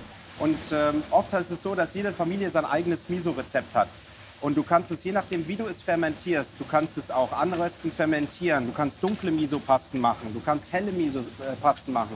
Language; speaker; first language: German; native; German